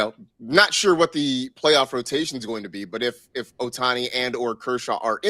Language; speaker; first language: English; native; English